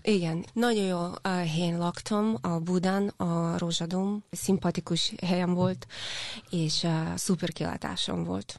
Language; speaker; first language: Hungarian; non-native, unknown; Russian